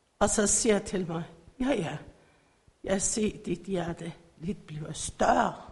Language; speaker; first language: Danish; non-native, learner; Persian